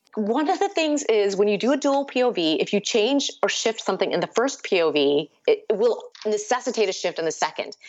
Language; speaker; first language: English; early bilingual, other home language; Urdu